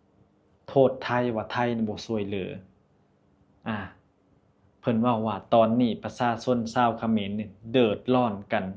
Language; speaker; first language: Thai; non-native, local second language; Lao